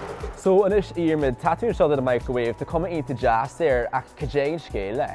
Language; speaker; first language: Irish; non-native, local second language; English